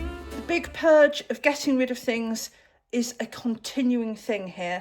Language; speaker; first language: English; native; English